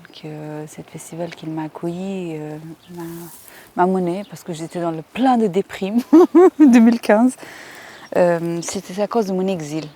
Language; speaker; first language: French; non-native, fluent; Persian